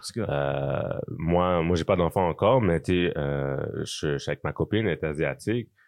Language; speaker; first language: French; native; French